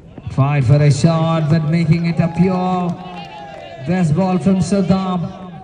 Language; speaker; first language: English; non-native, local second language; Malayalam